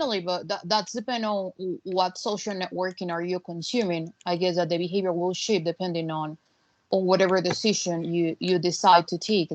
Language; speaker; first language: English; non-native, fluent; Spanish